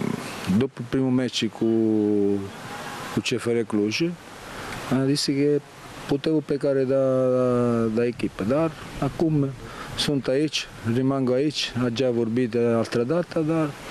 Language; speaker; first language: Romanian; non-native, learner; Italian